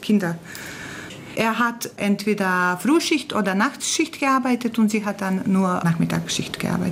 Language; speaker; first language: German; non-native, fluent; Croatian